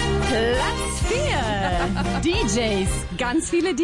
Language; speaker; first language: German; native; German